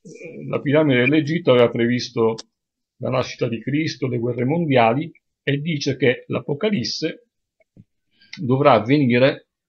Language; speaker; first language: Italian; native; Italian